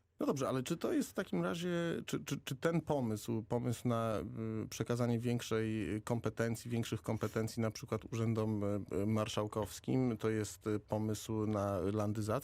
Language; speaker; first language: Polish; native; Polish